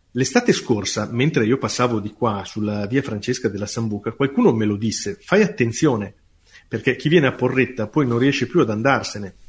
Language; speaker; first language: Italian; native; Italian